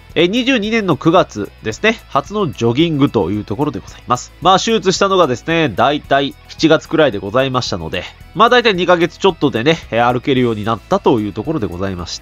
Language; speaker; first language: Japanese; native; Japanese